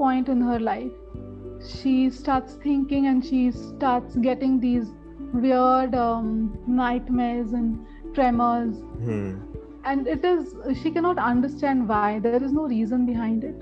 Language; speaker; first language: English; non-native, local second language; Marathi